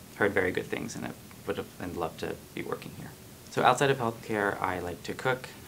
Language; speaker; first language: English; native; English